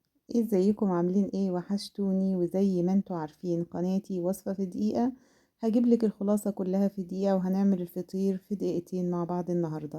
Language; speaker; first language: Arabic; native; Arabic